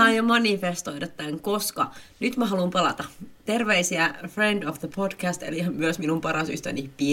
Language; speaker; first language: Finnish; native; Finnish